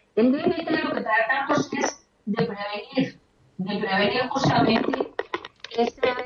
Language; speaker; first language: Spanish; native; Spanish